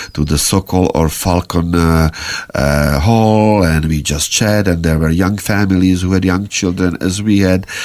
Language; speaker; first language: English; non-native, fluent; Czech